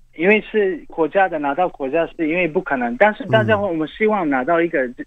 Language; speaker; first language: Chinese; non-native, fluent; Arabic